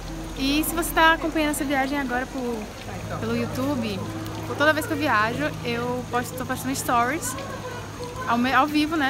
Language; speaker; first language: Portuguese; native; Portuguese